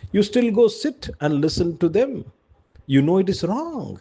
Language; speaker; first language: English; non-native, local second language; Telugu